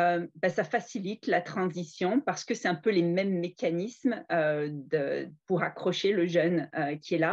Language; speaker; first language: French; native; French